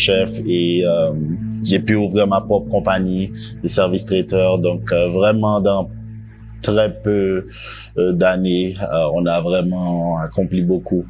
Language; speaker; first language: French; non-native, local second language; Haitian Creole